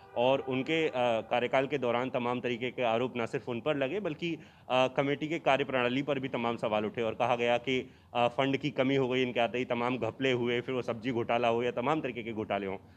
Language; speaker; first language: Hindi; native; Hindi